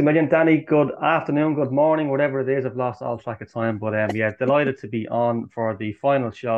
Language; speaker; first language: English; native; English